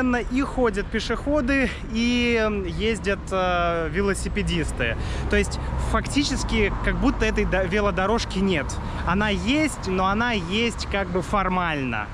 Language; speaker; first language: Russian; native; Russian